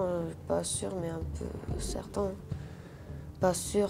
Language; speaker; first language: French; non-native, learner; Urdu